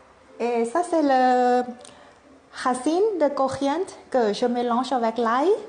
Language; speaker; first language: French; non-native, learner; Thai